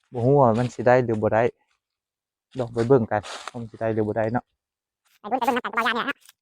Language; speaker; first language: Thai; native; Thai